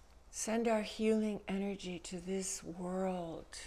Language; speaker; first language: English; native; English